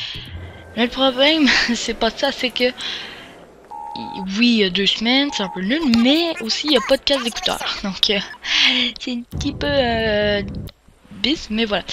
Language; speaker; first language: French; native; French